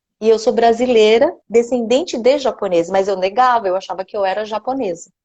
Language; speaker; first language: Portuguese; non-native, local second language; Japanese